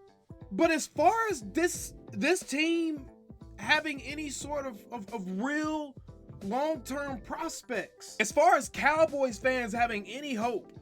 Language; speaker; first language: English; native; English